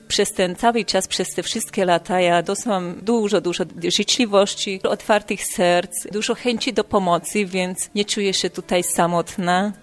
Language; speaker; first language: Polish; non-native, fluent; Hungarian